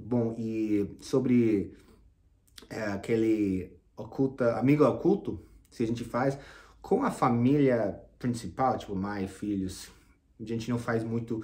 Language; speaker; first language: Portuguese; non-native, fluent; English